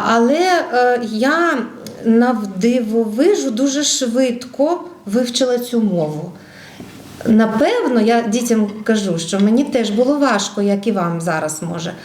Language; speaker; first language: Ukrainian; non-native, local second language; Bulgarian